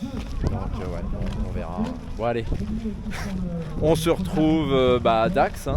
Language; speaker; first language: French; native; French